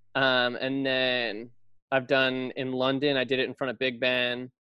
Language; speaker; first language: English; native; English